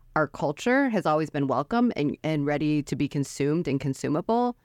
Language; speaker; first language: English; native; English